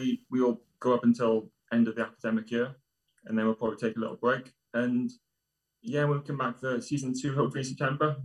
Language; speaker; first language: English; native; English